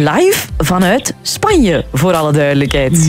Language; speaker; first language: Dutch; native; Dutch